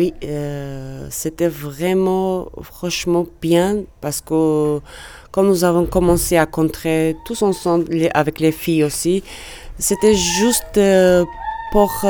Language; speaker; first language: French; non-native, learner; Georgian